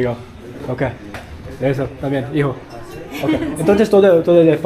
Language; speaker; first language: Spanish; non-native, learner; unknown